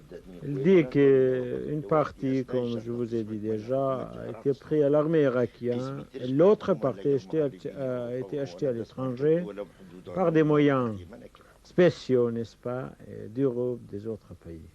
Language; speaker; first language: French; non-native, fluent; Kurdish